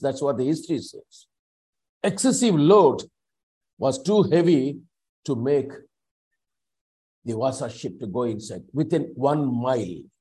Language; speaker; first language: English; non-native, local second language; Tamil